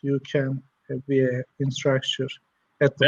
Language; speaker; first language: English; non-native, learner; Turkish